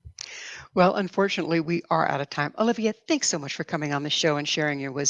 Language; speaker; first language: English; native; English